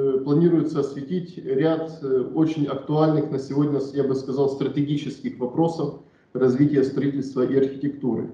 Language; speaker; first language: Russian; native; Russian